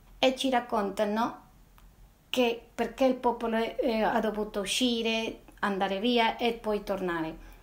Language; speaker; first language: Italian; non-native, fluent; Spanish